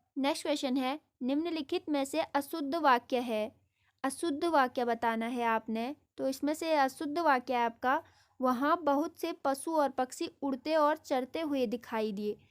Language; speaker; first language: Hindi; native; Hindi